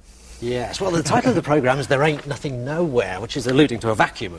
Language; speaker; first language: English; native; English